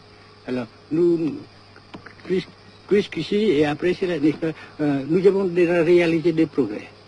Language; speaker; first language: French; non-native, local second language; Vietnamese